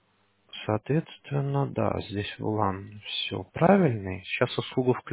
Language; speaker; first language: Russian; native; Russian